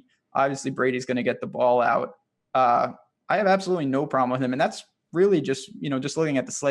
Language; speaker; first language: English; native; English